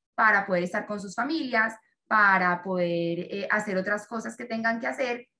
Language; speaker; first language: Spanish; native; Spanish